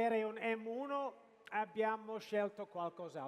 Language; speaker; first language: Italian; non-native, fluent; English